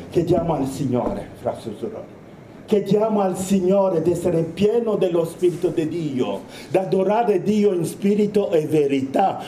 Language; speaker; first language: Italian; non-native, fluent; Romanian